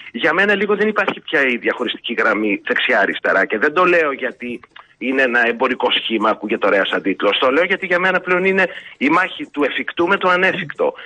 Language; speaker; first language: Greek; early bilingual, heritage; Greek